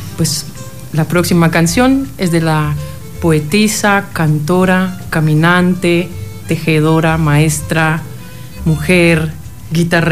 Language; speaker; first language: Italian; non-native, learner; Spanish